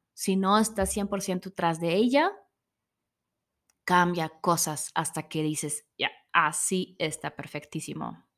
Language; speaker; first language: Spanish; non-native, learner; German